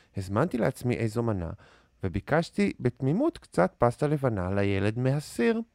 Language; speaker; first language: Hebrew; native; Hebrew